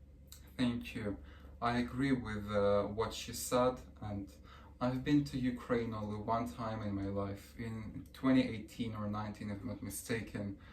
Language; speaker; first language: English; early bilingual, other home language; Russian